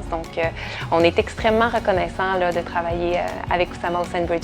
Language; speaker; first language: French; native; French